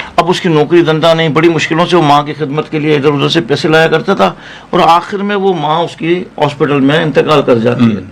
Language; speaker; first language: Urdu; non-native, local second language; Memoni